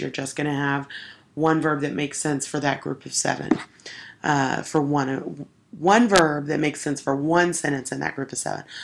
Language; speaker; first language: English; native; English